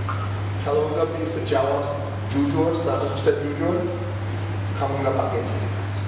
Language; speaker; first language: Indonesian; non-native, fluent; English